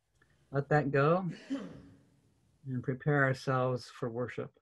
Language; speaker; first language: English; native; English